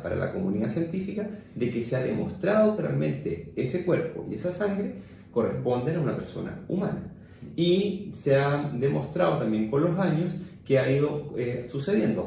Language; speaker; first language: Spanish; native; Spanish